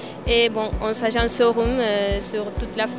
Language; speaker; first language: French; non-native, fluent; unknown